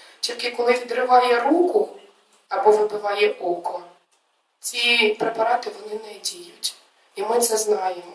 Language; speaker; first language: Ukrainian; native; Ukrainian